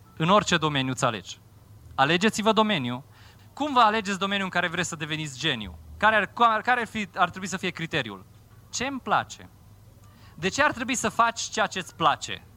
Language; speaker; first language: Romanian; non-native, fluent; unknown